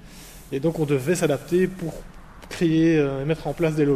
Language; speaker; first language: French; native; French